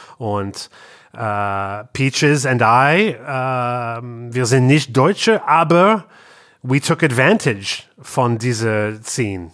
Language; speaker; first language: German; non-native, learner; English